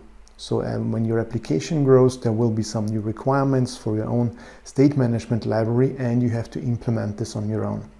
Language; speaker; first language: English; non-native, fluent; German